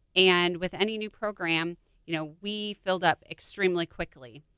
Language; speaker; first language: English; native; English